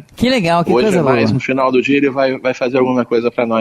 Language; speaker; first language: Portuguese; native; Portuguese